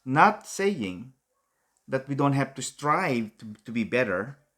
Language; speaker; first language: English; non-native, local second language; Filipino